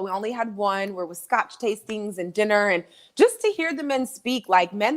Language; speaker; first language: English; native; English